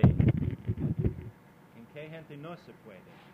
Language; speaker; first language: Spanish; non-native, learner; English